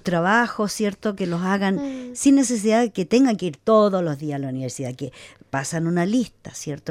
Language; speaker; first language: Spanish; native; Spanish